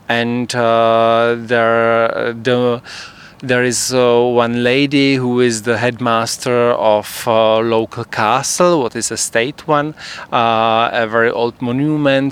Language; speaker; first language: English; non-native, fluent; Czech